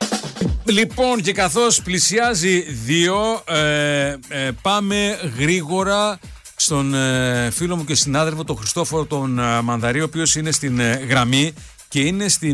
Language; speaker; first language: Greek; native; Greek